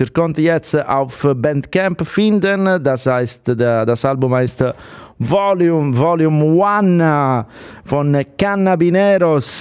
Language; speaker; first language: German; non-native, fluent; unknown